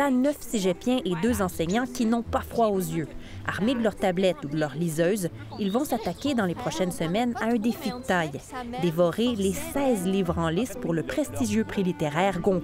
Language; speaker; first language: French; native; French